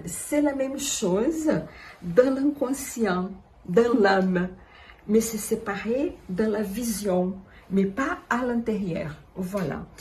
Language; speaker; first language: French; non-native, fluent; Portuguese